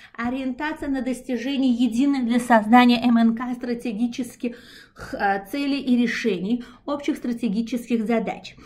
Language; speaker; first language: Russian; non-native, local second language; Uzbek